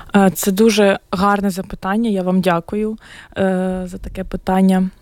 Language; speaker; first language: Ukrainian; non-native, local second language; Russian